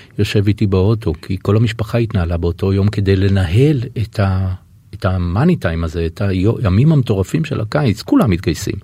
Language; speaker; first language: Hebrew; native; Hebrew